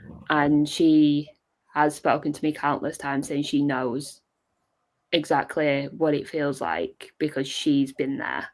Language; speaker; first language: English; native; English